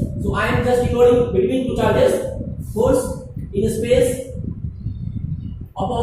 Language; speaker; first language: English; non-native, local second language; Hindi